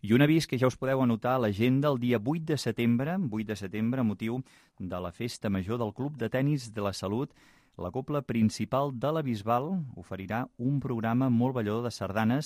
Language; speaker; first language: Catalan; native; Catalan